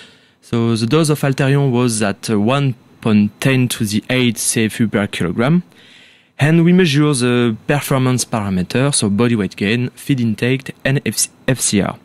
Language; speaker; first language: English; non-native, fluent; French